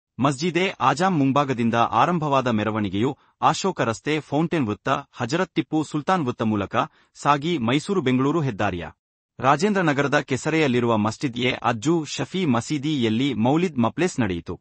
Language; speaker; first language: Kannada; native; Kannada